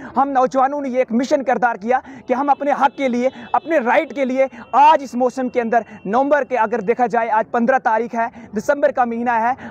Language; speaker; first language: Hindi; native; Hindi